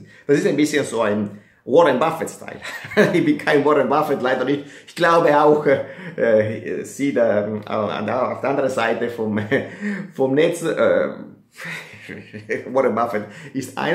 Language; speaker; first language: German; non-native, fluent; Italian